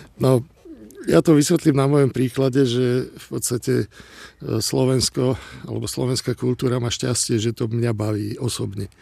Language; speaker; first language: Slovak; non-native, local second language; Hungarian